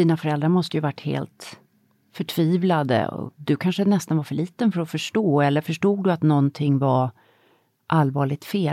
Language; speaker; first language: Swedish; native; Swedish